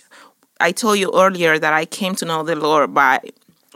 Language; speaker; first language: English; non-native, fluent; Spanish